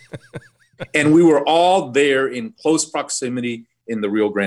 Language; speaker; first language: English; native; English